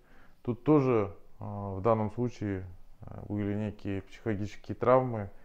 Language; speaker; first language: Russian; native; Russian